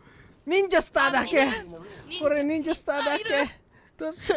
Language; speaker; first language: Japanese; non-native, learner; English